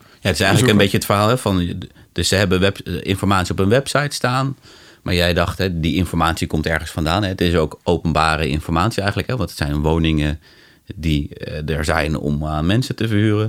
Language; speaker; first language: Dutch; native; Dutch